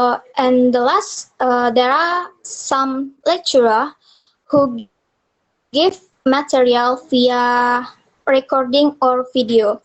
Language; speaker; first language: English; non-native, learner; Indonesian